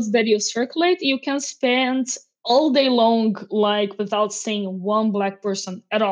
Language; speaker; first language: English; non-native, fluent; Portuguese